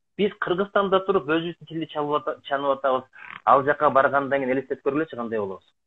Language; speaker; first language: Kyrgyz; native; Kyrgyz